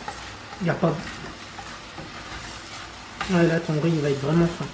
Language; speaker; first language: French; native; French